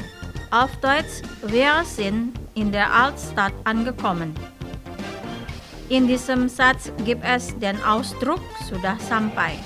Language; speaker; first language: German; non-native, fluent; Indonesian